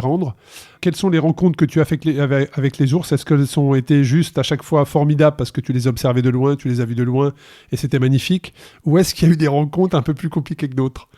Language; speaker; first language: French; native; French